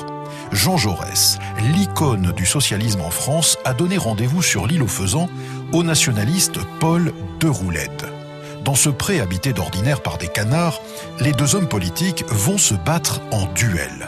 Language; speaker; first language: French; native; French